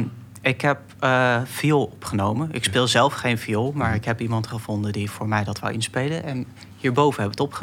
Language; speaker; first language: Dutch; native; Dutch